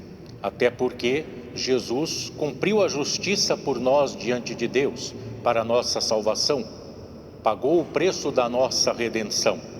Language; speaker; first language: Portuguese; native; Portuguese